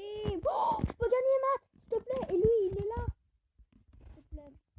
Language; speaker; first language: French; native; French